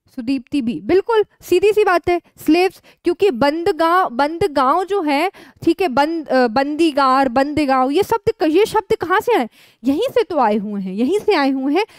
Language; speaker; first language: Hindi; native; Hindi